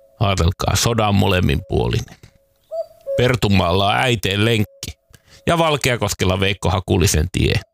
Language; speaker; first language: Finnish; native; Finnish